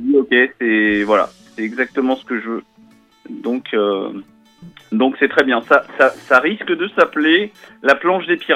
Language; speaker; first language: French; native; French